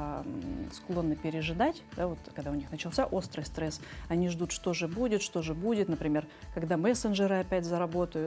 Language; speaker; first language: Russian; native; Russian